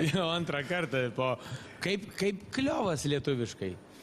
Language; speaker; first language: Lithuanian; non-native, local second language; Russian